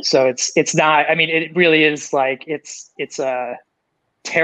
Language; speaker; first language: English; native; English